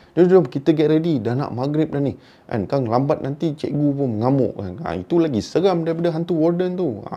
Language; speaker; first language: Malay; native; Malay